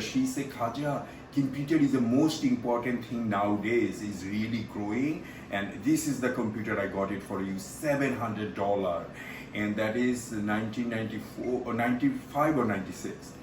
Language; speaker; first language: English; non-native, local second language; Bangla